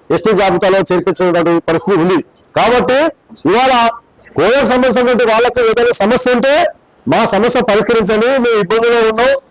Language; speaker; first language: Telugu; non-native, local second language; Lambadi